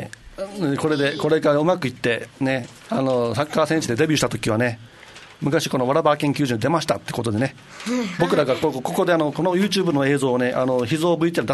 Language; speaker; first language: Japanese; native; Japanese